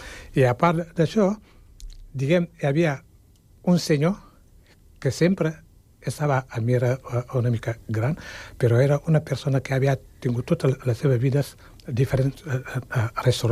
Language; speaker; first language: Catalan; non-native, fluent; Wolof